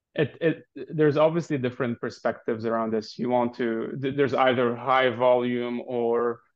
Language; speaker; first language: English; non-native, fluent; Arabic